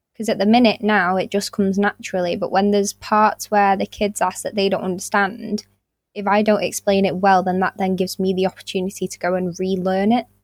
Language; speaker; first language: English; native; English